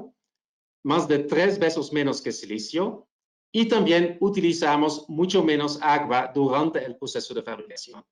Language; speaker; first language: Spanish; non-native, fluent; Dutch